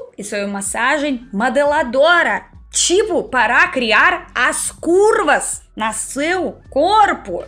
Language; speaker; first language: Portuguese; non-native, fluent; Russian